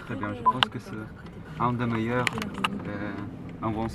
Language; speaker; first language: French; non-native, learner; Polish